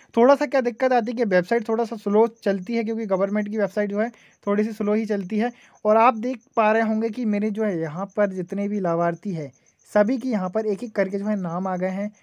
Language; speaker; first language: Hindi; native; Hindi